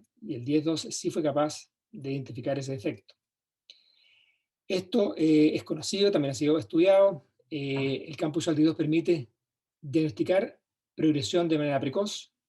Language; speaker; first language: Spanish; native; Spanish